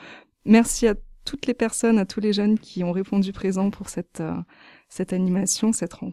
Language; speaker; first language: French; native; French